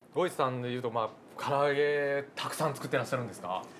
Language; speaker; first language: Japanese; native; Japanese